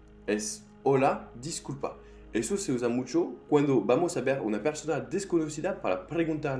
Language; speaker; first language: Spanish; non-native, fluent; French